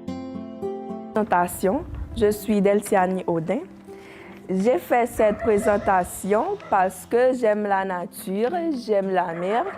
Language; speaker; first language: French; non-native, local second language; Haitian Creole